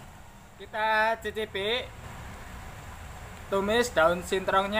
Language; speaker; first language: Indonesian; non-native, local second language; Javanese